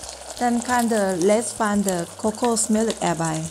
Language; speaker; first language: Dutch; non-native, learner; Thai